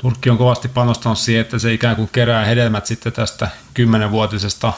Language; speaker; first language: Finnish; native; Finnish